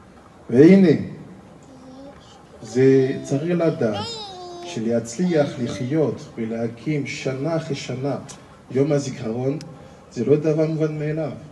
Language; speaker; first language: Hebrew; non-native, learner; French